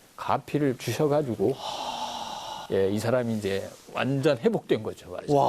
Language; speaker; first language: Korean; native; Korean